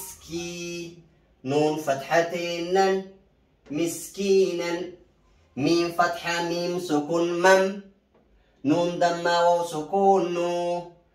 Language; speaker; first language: Arabic; non-native, fluent; Oromo